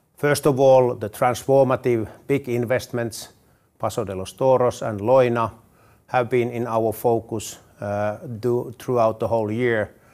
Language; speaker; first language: English; non-native, fluent; Finnish